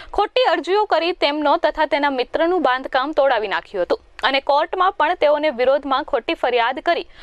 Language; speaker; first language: Gujarati; native; Gujarati